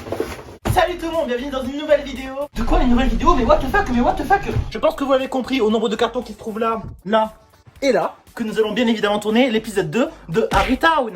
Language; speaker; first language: French; native; French